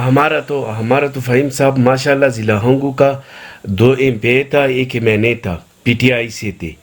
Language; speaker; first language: Urdu; non-native, local second language; Pashto